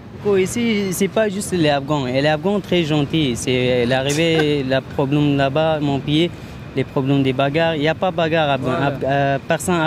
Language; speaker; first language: French; non-native, learner; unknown